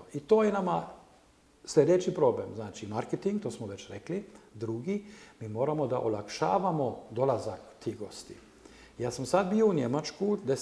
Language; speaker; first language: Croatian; non-native, learner; German